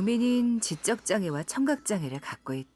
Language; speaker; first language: Korean; native; Korean